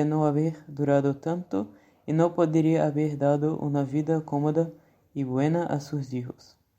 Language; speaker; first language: Spanish; non-native, learner; Portuguese